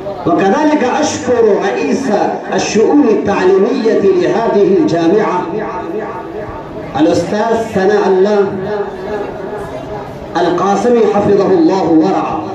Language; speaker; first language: Arabic; non-native, fluent; Urdu